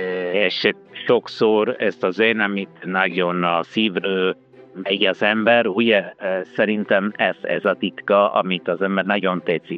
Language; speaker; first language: Hungarian; non-native, learner; Italian